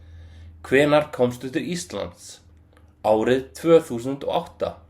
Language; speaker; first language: Icelandic; non-native, fluent; Arabic